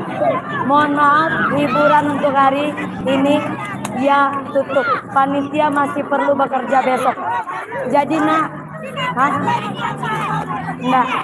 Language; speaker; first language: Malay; non-native, local second language; Minangkabau